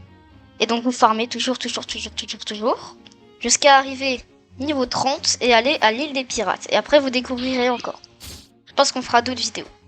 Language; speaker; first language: French; native; French